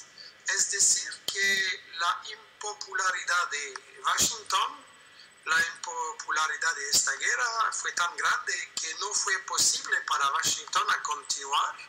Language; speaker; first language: Spanish; non-native, fluent; French